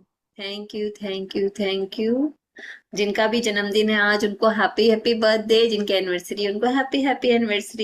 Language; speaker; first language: Hindi; native; Hindi